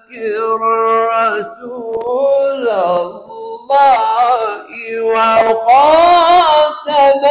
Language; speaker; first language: Arabic; native; Arabic